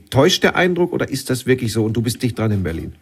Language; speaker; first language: German; native; German